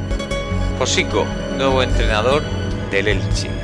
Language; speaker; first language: Spanish; native; Spanish